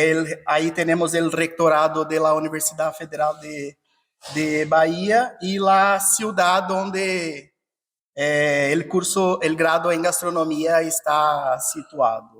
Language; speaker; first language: Spanish; non-native, fluent; Portuguese